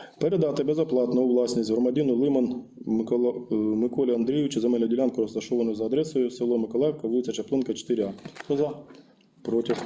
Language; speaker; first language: Ukrainian; native; Ukrainian